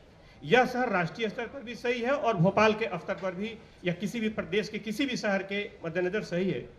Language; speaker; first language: Hindi; native; Hindi